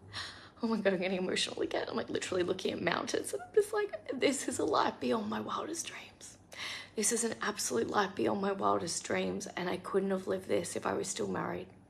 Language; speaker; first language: English; native; English